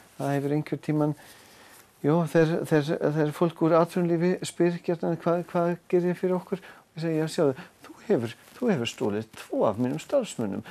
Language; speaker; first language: Icelandic; non-native, fluent; German